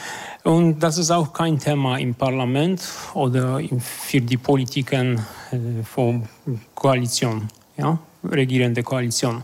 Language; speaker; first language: German; non-native, fluent; Polish